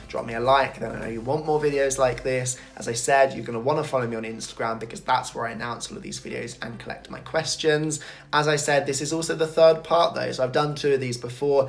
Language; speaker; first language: English; native; English